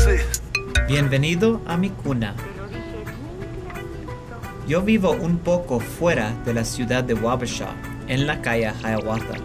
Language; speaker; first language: Spanish; non-native, learner; English